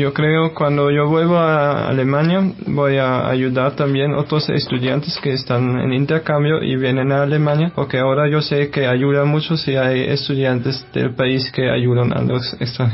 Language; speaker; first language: Spanish; non-native, fluent; German